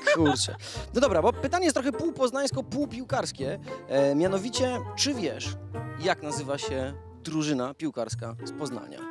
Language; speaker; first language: Polish; native; Polish